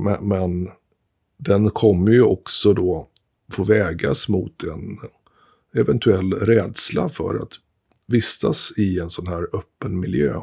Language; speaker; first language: Swedish; native; Swedish